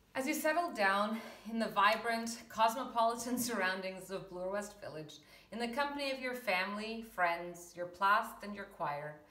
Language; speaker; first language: English; early bilingual, other home language; Ukrainian